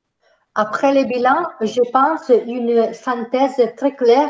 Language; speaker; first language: French; non-native, fluent; Spanish